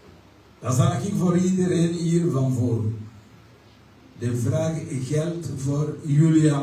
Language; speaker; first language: Dutch; non-native, learner; French